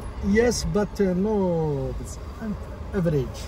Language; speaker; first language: English; non-native, learner; Arabic